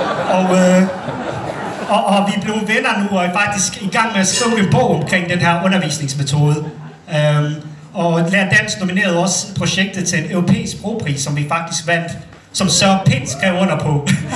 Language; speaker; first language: Danish; non-native, fluent; Bosnian